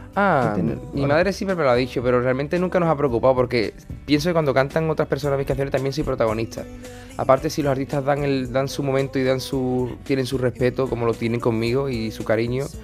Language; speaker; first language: Spanish; native; Spanish